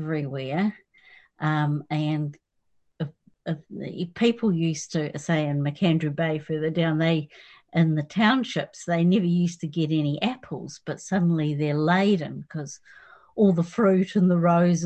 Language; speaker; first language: English; native; English